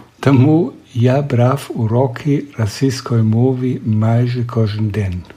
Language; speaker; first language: Ukrainian; non-native, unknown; German